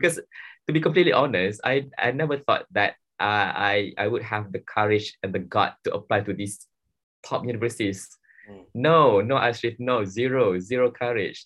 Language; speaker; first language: English; non-native, local second language; Malay